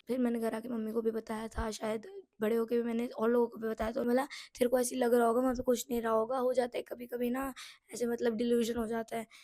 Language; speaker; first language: Hindi; non-native, local second language; Nepali